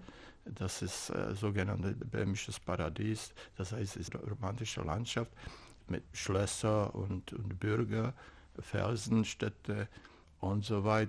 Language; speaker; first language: German; non-native, fluent; Czech